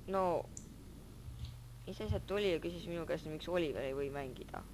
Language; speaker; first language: Estonian; native; Estonian